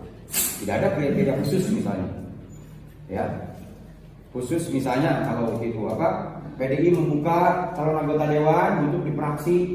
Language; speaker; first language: Indonesian; native; Indonesian